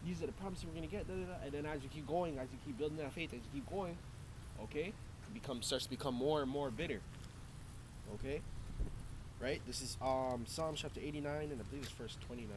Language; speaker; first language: English; native; English